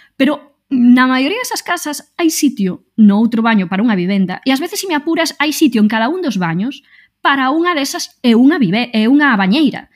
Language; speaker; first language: Galician; non-native, local second language; Spanish